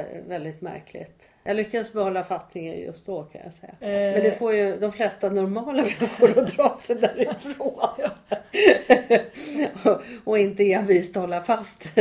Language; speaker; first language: Swedish; native; Swedish